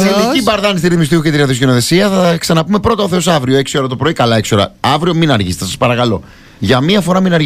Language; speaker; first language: Greek; native; Greek